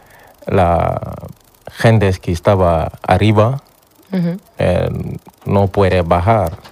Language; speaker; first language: Spanish; non-native, learner; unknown